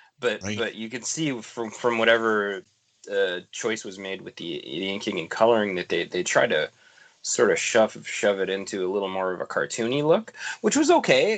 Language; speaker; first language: English; native; English